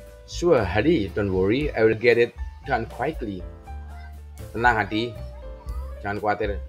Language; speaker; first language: English; non-native, fluent; Indonesian